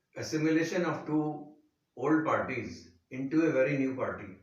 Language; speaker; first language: English; non-native, local second language; Hindi